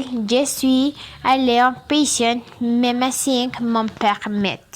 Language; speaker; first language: French; non-native, learner; Spanish